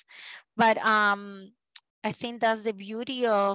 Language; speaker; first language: English; non-native, fluent; Spanish